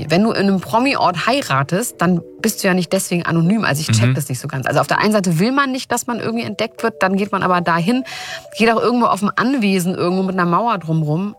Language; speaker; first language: German; native; German